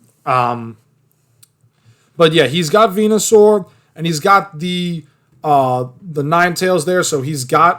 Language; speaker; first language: English; native; English